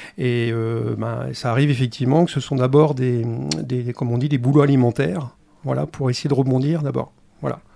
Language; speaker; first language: French; native; French